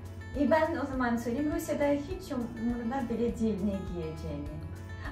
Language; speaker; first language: Turkish; non-native, fluent; Russian